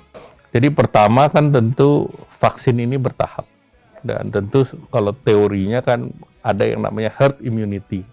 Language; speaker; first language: Indonesian; native; Indonesian